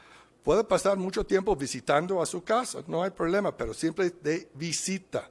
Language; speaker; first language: Spanish; non-native, fluent; English